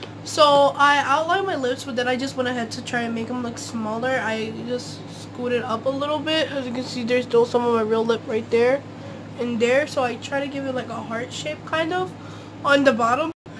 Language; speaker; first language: English; early bilingual, other home language; Spanish